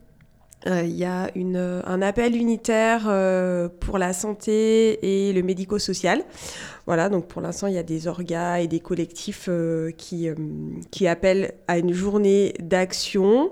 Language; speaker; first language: French; native; French